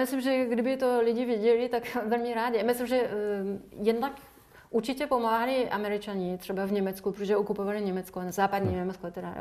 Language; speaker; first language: Czech; non-native, fluent; French